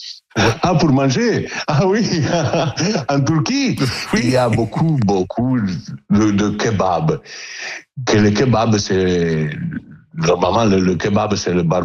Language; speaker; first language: French; non-native, fluent; Italian